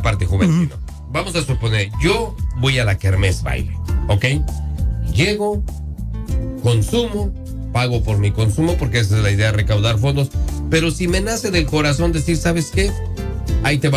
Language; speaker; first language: Spanish; native; Spanish